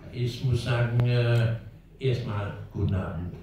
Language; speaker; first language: German; non-native, learner; Danish